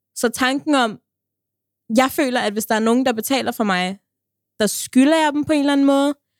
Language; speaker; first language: Danish; early bilingual, other home language; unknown